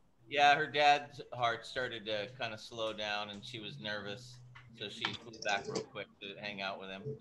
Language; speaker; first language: English; native; English